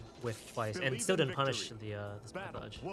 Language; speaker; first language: English; native; English